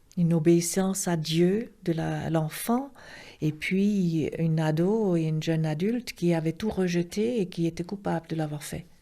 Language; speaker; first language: French; non-native, local second language; Swiss German